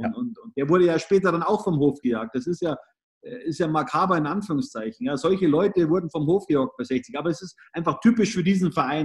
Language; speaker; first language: German; native; German